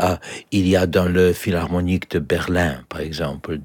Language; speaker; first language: French; non-native, fluent; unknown